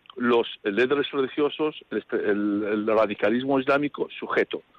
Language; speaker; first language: Spanish; non-native, fluent; Arabic